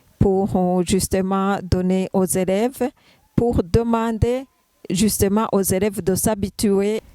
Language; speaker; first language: French; non-native, local second language; Rundi